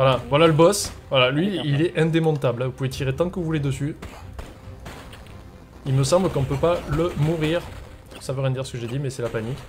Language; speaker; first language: French; native; French